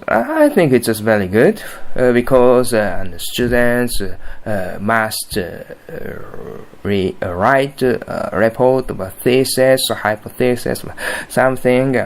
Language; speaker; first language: English; non-native, learner; Japanese